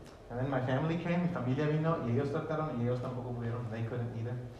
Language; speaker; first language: Spanish; early bilingual, heritage; Spanish